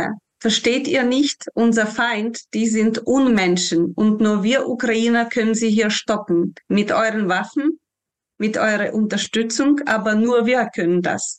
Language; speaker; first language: German; non-native, fluent; Ukrainian